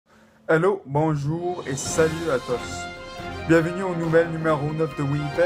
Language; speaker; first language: French; non-native, learner; English